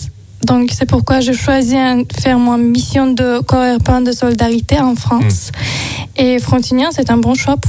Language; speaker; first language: French; non-native, learner; Azerbaijani